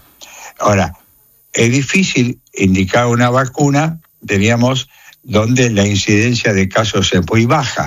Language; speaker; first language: Spanish; native; Spanish